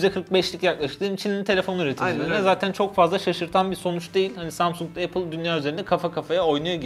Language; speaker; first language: Turkish; native; Turkish